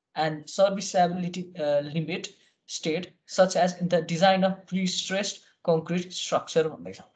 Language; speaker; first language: English; non-native, local second language; Nepali